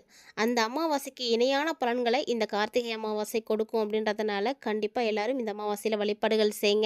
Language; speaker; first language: Tamil; native; Tamil